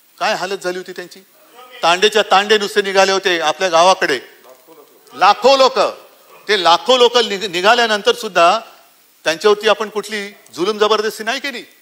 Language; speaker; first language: Marathi; native; Marathi